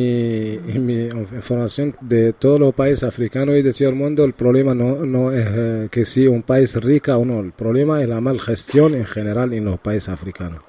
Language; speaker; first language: Spanish; non-native, learner; Arabic